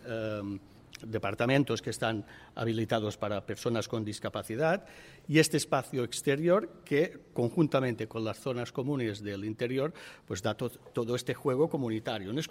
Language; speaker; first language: Spanish; native; Spanish